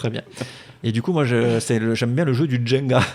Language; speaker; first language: French; native; French